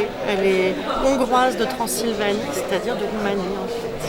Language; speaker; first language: French; native; French